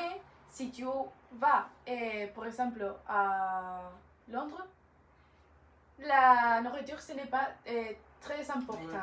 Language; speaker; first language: French; non-native, learner; Spanish